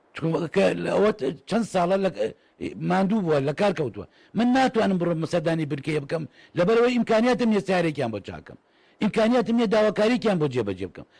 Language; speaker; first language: Central Kurdish; native; Central Kurdish